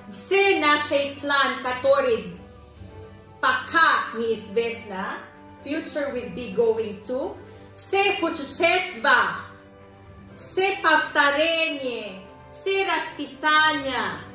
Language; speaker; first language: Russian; non-native, learner; Filipino